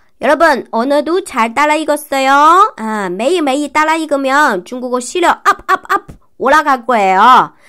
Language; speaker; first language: Korean; non-native, fluent; Chinese